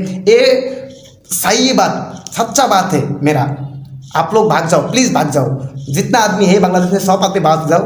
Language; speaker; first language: Hindi; non-native, learner; Bangla